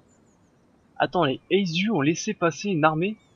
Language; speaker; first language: French; native; French